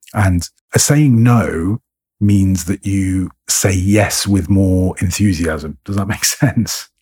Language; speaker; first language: English; native; English